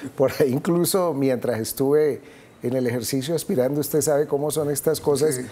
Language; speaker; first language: Spanish; native; Spanish